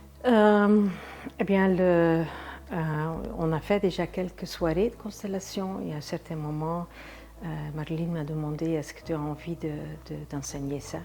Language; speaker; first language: French; non-native, fluent; Dutch